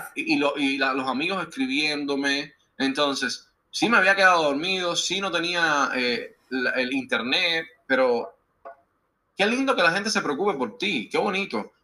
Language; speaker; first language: Spanish; native; Spanish